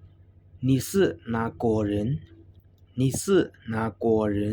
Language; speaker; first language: Chinese; non-native, fluent; Burmese